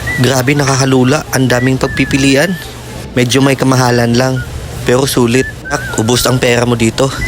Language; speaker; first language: Filipino; non-native, local second language; Cebuano